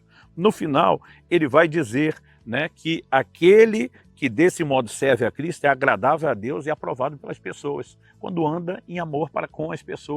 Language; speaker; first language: Portuguese; native; Portuguese